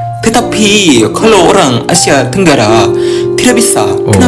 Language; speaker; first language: Indonesian; non-native, learner; Korean